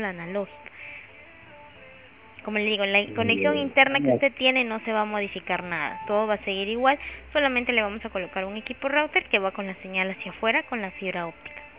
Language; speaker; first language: Spanish; native; Spanish